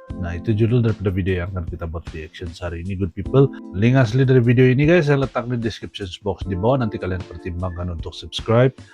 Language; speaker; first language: Malay; native; Malay